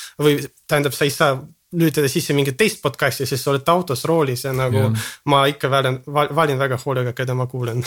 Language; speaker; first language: Estonian; non-native, local second language; Russian